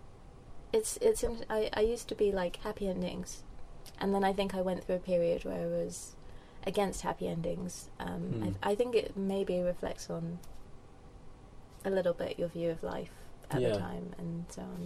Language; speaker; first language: English; native; English